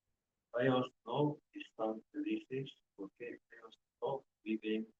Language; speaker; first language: Spanish; non-native, learner; English